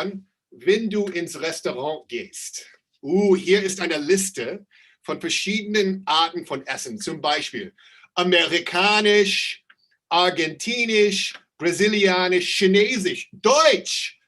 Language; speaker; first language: German; non-native, fluent; English